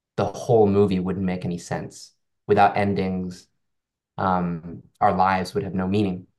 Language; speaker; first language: English; non-native, local second language; Cantonese